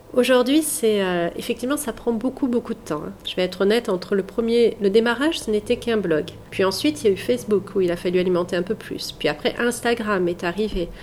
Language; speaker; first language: French; native; French